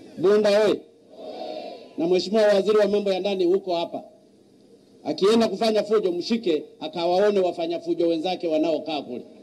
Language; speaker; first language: Swahili; native; Swahili